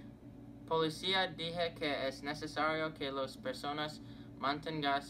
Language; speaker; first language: Spanish; non-native, learner; English